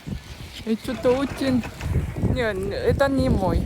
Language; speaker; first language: Russian; non-native, learner; Japanese